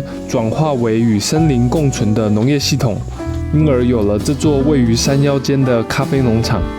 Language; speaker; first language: Chinese; native; Chinese